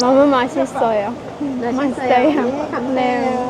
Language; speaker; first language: Korean; non-native, learner; Japanese